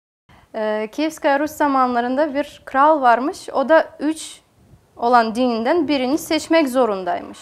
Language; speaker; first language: Turkish; non-native, fluent; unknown